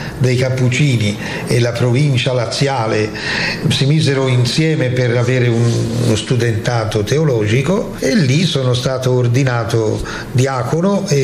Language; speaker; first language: Italian; native; Italian